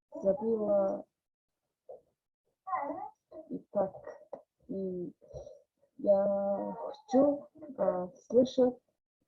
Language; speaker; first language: Russian; early bilingual, heritage; Russian